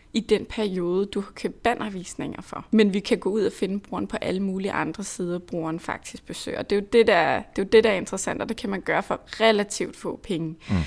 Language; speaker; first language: Danish; native; Danish